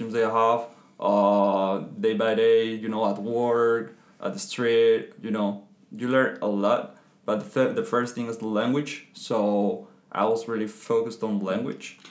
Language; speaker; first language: English; non-native, fluent; Spanish